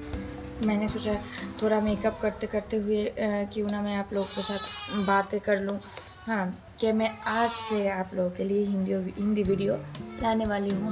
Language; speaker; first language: Hindi; non-native, local second language; Bangla